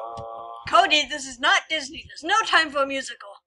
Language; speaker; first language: English; native; English